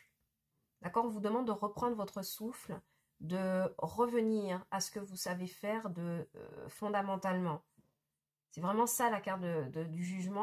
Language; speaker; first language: French; native; French